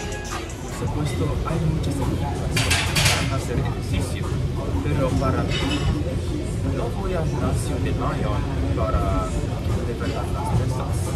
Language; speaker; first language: Spanish; non-native, learner; English